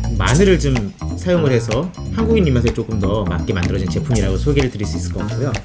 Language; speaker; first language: Korean; non-native, fluent; Italian